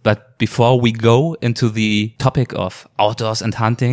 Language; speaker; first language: English; non-native, fluent; German